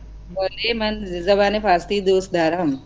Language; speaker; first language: Persian; non-native, learner; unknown